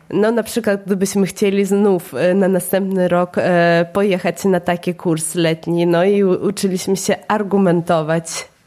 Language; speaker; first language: Polish; early bilingual, heritage; Polish